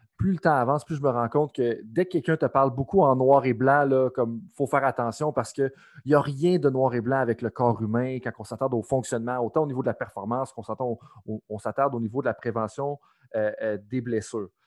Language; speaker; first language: French; native; French